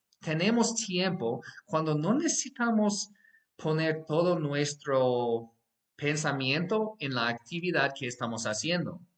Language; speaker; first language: Spanish; non-native, fluent; English